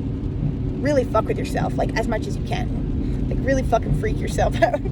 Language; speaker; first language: English; native; English